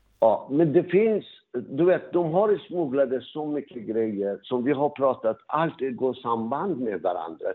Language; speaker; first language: Swedish; non-native, fluent; Persian